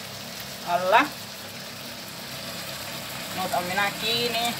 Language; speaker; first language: Finnish; non-native, learner; Thai